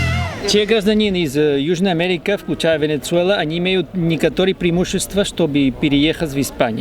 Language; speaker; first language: Russian; non-native, fluent; Spanish